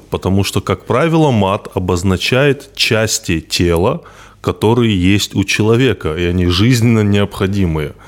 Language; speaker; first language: Russian; non-native, local second language; Ossetic